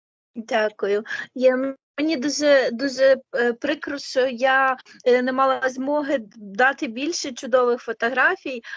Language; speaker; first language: Ukrainian; non-native, local second language; Russian